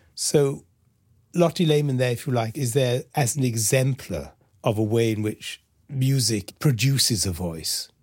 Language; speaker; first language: English; early bilingual, other home language; French